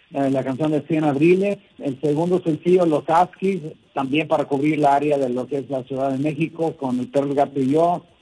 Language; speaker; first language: Spanish; early bilingual, heritage; Spanish